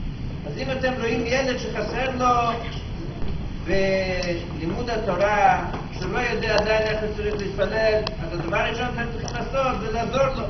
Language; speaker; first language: Hebrew; non-native, fluent; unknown